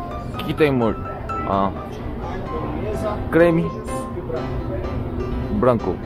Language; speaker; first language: Portuguese; non-native, learner; Korean